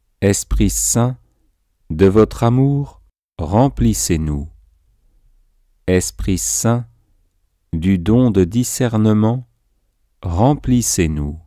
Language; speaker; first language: French; native; French